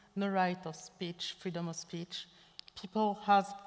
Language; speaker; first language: English; non-native, local second language; French